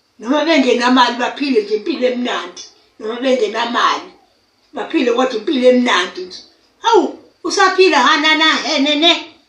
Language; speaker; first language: Zulu; native; Zulu